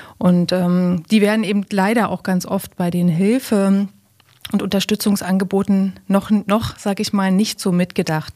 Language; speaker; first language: German; native; German